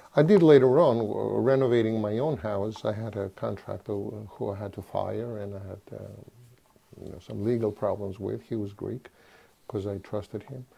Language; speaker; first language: English; non-native, fluent; Greek